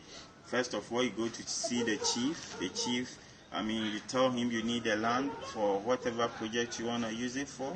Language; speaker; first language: English; non-native, local second language; Akan